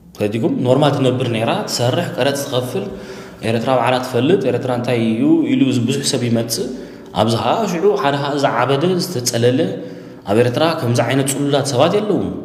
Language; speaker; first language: Tigrinya; early bilingual, heritage; Tigrinya